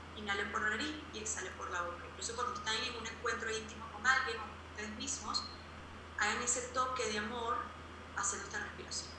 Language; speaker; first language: Spanish; native; Spanish